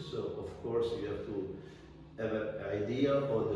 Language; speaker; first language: English; non-native, fluent; Italian